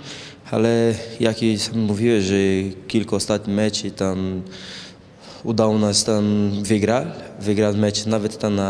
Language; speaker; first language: Polish; non-native, fluent; Portuguese